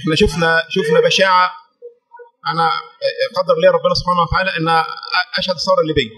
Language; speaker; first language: Arabic; native; Arabic